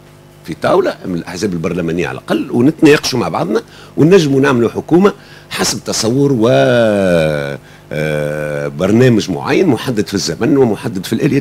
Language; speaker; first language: Arabic; native; Arabic